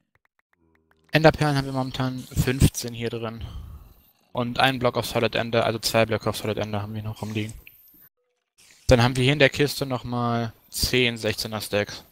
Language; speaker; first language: German; native; German